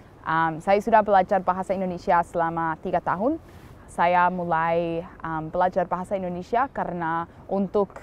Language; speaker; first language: Indonesian; non-native, fluent; English